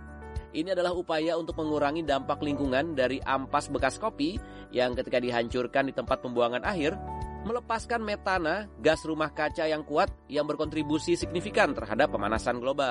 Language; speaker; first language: Indonesian; native; Indonesian